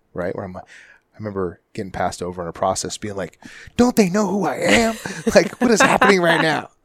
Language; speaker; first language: English; native; English